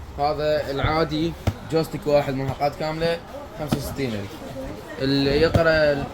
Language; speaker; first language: Arabic; native; Arabic